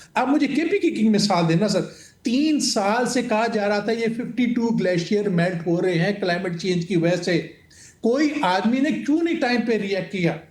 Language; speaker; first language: Urdu; non-native, local second language; Punjabi